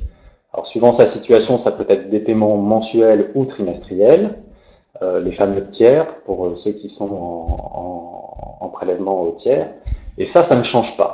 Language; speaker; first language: French; native; French